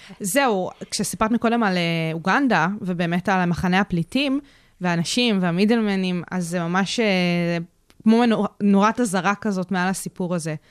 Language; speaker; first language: Hebrew; native; Hebrew